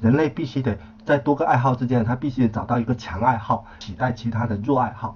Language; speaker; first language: Chinese; native; Chinese